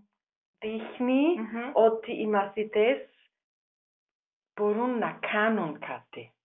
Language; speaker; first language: Greek; non-native, fluent; German